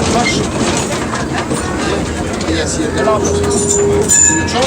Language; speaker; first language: French; native; French